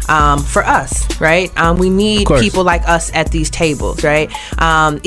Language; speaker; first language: English; native; English